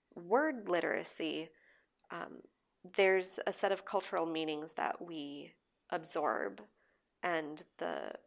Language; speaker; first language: English; native; English